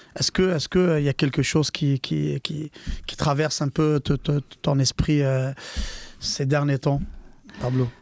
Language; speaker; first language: French; non-native, local second language; Arabic